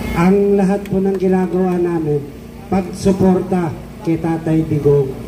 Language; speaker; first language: Filipino; non-native, local second language; Iloko